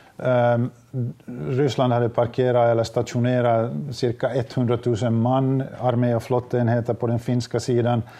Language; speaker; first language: Swedish; native; Swedish